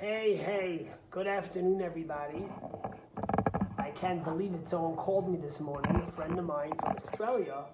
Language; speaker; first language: English; native; English